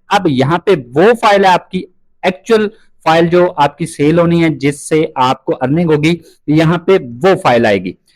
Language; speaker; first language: Urdu; non-native, local second language; Punjabi